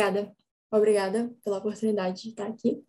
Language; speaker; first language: Portuguese; native; Portuguese